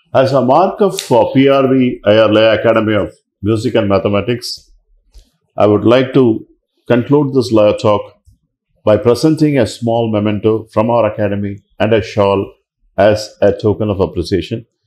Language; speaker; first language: English; non-native, local second language; Tamil